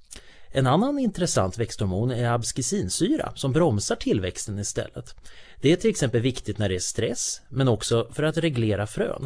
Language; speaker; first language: Swedish; native; Swedish